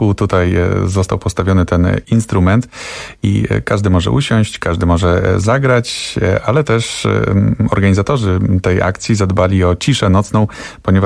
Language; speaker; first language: Polish; native; Polish